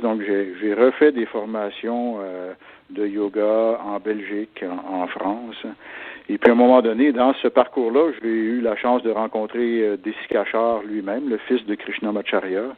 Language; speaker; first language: French; native; French